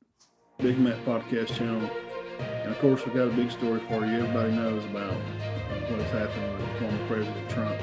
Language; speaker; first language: English; native; English